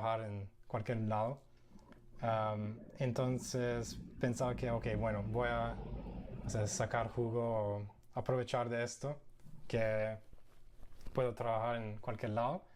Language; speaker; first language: Spanish; non-native, fluent; English